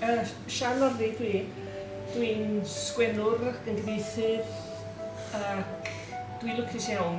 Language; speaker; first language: Welsh; native; Welsh